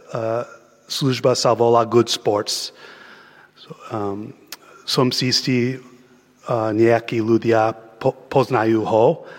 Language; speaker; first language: Slovak; non-native, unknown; English